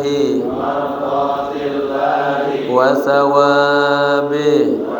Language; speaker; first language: Arabic; non-native, fluent; Indonesian